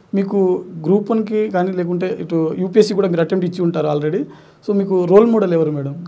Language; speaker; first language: Telugu; native; Telugu